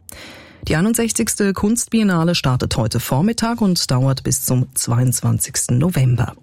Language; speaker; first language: German; native; German